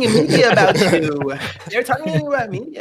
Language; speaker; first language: English; native; English